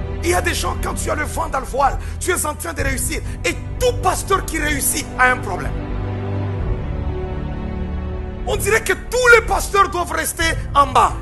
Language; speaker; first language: French; non-native, local second language; Haitian Creole